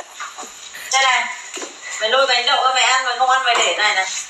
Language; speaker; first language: Vietnamese; native; Vietnamese